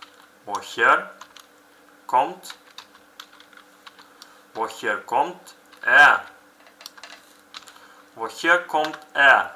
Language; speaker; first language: German; non-native, fluent; Uzbek